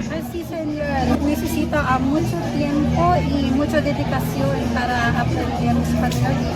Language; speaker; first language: Spanish; non-native, learner; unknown